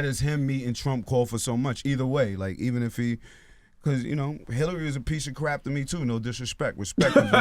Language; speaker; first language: English; native; English